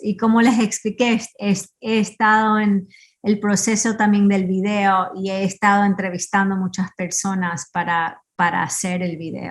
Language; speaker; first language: Spanish; early bilingual, heritage; Spanish